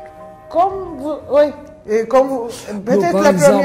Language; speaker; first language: French; non-native, fluent; Turkish